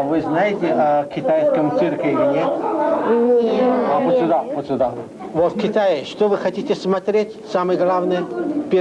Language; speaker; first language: Russian; non-native, fluent; Chinese